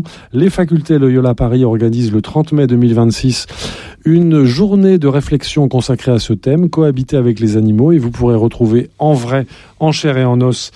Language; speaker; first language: French; native; French